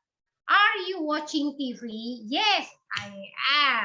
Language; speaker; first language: English; non-native, learner; Indonesian